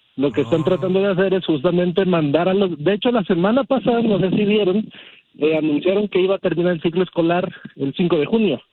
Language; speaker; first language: Spanish; early bilingual, heritage; Spanish